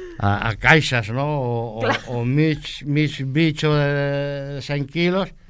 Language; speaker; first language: Catalan; non-native, local second language; Spanish